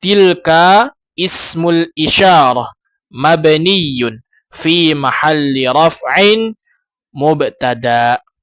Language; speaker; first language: Arabic; non-native, fluent; Indonesian